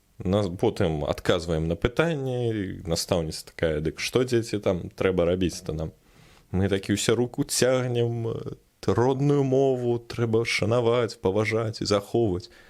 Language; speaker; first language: Belarusian; non-native, local second language; Russian